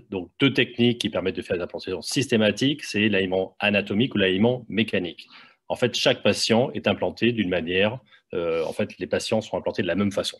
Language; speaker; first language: French; native; French